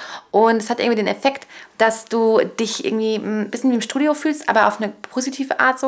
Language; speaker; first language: German; native; German